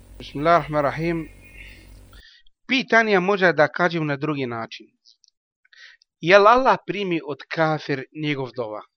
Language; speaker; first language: Bosnian; non-native, learner; Arabic